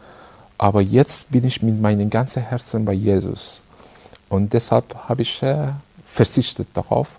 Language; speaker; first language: German; non-native, learner; Persian